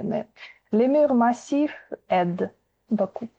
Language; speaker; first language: French; non-native, learner; Ukrainian